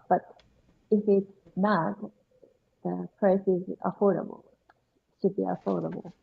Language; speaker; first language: English; non-native, learner; Japanese